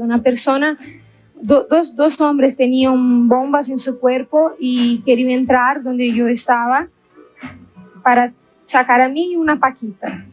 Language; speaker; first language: Spanish; non-native, learner; Portuguese